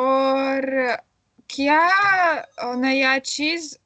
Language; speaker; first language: Hindi; non-native, learner; Russian